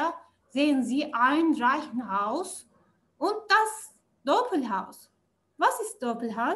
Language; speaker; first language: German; non-native, learner; Turkish